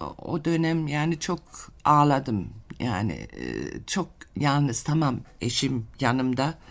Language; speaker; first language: Turkish; non-native, fluent; German